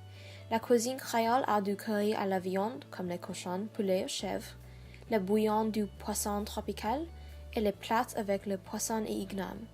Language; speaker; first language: French; non-native, learner; English